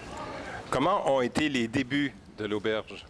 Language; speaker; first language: French; native; French